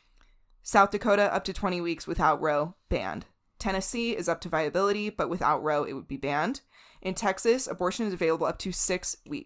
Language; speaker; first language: English; native; English